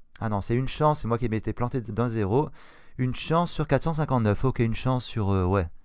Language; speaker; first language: French; native; French